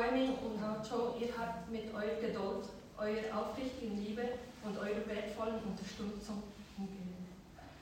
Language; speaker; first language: German; early bilingual, other home language; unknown